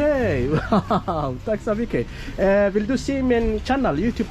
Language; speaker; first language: Swedish; non-native, learner; Somali